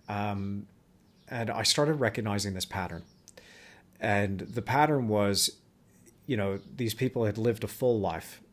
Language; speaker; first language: English; native; English